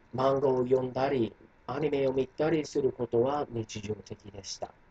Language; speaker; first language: Japanese; non-native, fluent; English